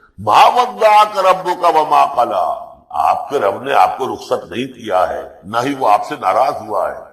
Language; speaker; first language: Urdu; native; Urdu